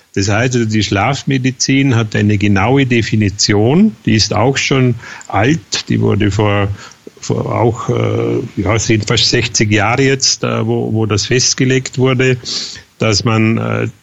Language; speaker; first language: German; native; German